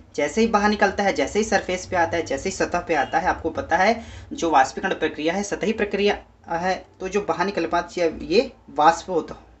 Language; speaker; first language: Hindi; native; Hindi